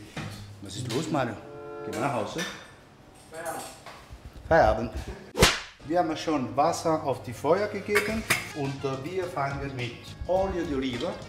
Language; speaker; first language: German; non-native, fluent; Italian